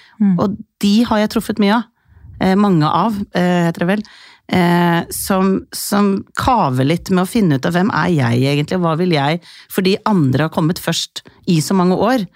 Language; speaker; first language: Norwegian; early bilingual, other home language; Icelandic